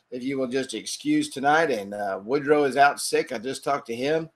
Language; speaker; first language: English; native; English